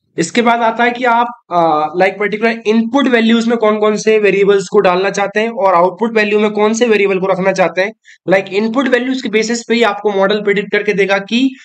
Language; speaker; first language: Hindi; native; Hindi